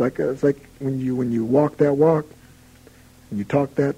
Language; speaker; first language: English; native; English